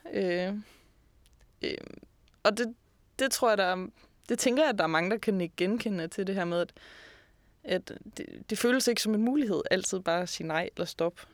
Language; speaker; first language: Danish; native; Danish